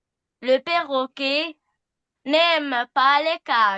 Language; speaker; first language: French; non-native, learner; Arabic